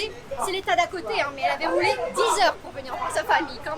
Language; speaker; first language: French; native; French